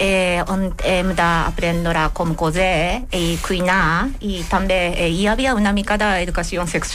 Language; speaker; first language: Catalan; non-native, learner; Japanese